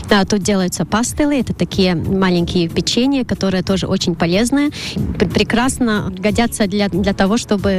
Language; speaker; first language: Russian; non-native, local second language; Latvian